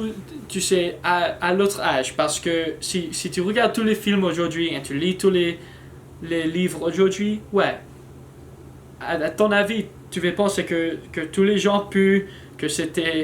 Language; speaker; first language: French; non-native, learner; English